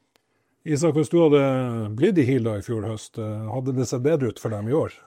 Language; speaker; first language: Norwegian; native; Norwegian